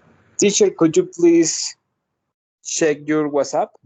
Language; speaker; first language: English; non-native, learner; Spanish